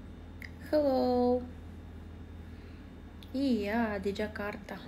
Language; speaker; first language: Indonesian; non-native, learner; Russian